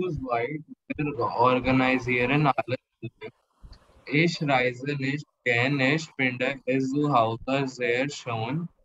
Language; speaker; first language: German; non-native, learner; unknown